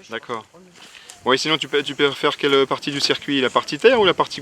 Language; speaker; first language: French; native; French